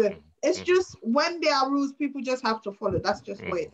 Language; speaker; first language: English; non-native, local second language; Krio